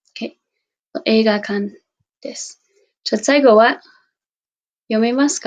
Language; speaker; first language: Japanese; non-native, fluent; English